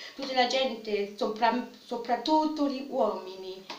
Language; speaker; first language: Italian; non-native, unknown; French